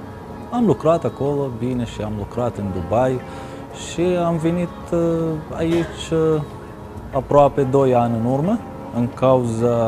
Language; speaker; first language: Romanian; non-native, learner; Arabic